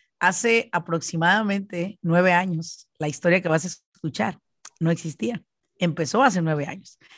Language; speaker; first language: Spanish; native; Spanish